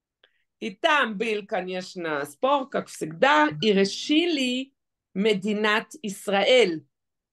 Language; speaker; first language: Russian; non-native, fluent; Hebrew